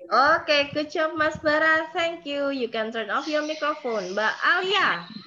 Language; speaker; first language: English; non-native, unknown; Indonesian